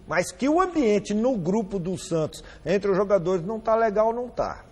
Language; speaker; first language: Portuguese; native; Portuguese